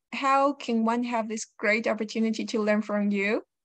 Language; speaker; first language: English; non-native, fluent; Chinese